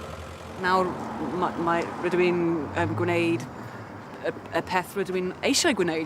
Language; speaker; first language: Welsh; non-native, local second language; English